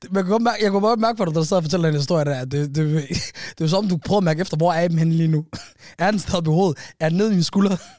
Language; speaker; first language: Danish; native; Danish